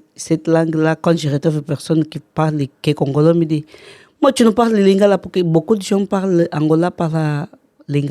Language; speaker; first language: French; non-native, learner; Portuguese